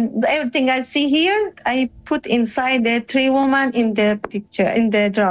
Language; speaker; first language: English; non-native, learner; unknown